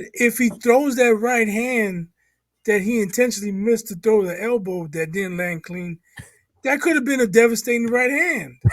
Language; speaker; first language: English; native; English